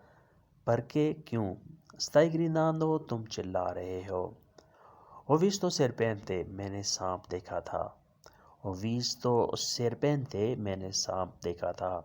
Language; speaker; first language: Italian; non-native, learner; Urdu